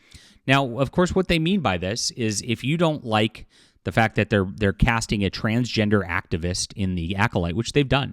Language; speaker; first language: English; native; English